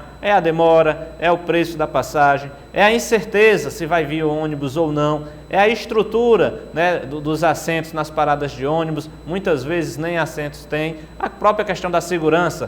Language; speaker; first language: Portuguese; native; Portuguese